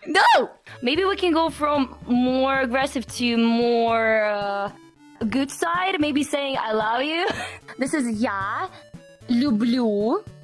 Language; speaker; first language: English; non-native, fluent; Russian